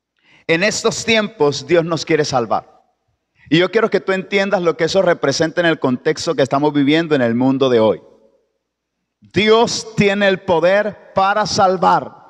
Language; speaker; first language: Spanish; native; Spanish